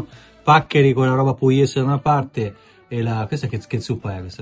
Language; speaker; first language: Italian; native; Italian